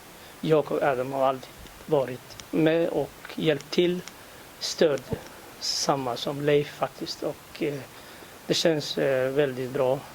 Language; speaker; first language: Swedish; non-native, fluent; Somali